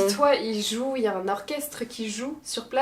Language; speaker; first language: French; native; French